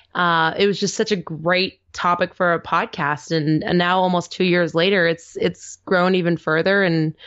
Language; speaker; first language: English; native; English